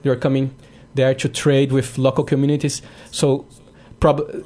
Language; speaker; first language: English; non-native, fluent; Portuguese